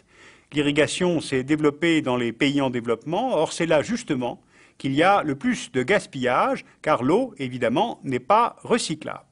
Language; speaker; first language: French; native; French